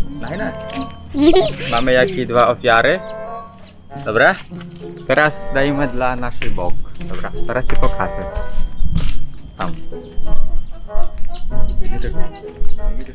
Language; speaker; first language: Polish; non-native, learner; Indonesian